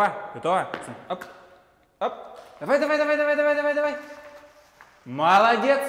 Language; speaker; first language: Russian; native; Russian